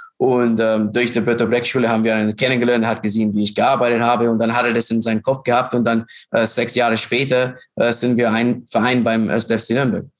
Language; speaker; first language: German; non-native, fluent; English